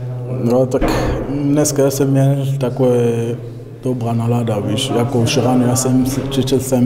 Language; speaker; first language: Czech; non-native, learner; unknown